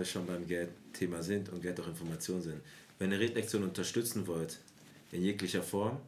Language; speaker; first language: German; native; German